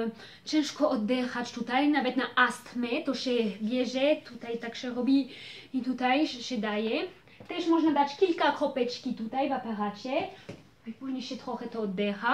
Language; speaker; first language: Polish; early bilingual, heritage; Polish